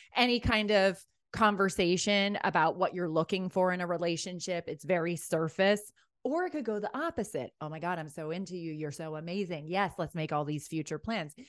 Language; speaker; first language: English; native; English